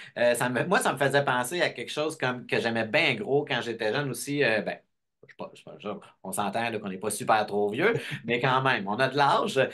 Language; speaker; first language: French; native; French